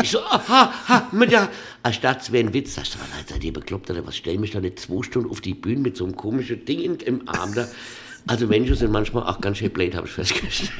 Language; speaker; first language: German; native; German